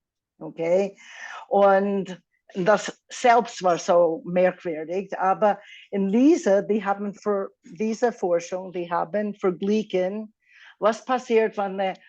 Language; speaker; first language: German; non-native, fluent; English